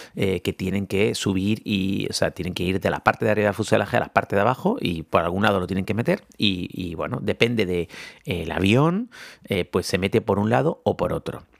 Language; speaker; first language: Spanish; native; Spanish